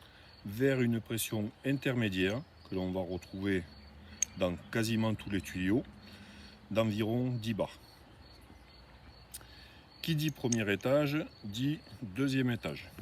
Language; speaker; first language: French; native; French